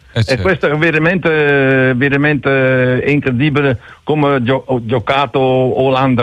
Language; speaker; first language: Italian; non-native, learner; Dutch